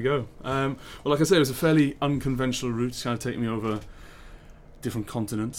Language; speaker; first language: English; native; English